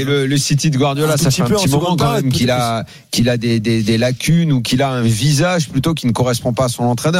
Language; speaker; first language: French; native; French